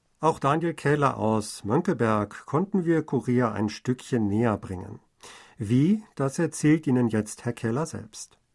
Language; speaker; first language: German; native; German